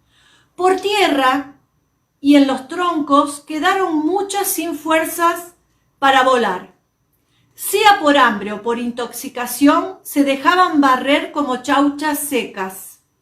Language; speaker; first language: Spanish; native; Spanish